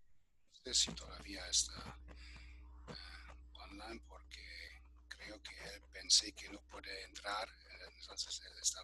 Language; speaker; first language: Spanish; non-native, fluent; German